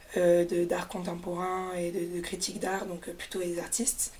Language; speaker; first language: French; native; French